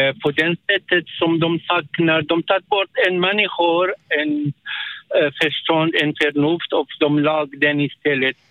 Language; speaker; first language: Swedish; non-native, learner; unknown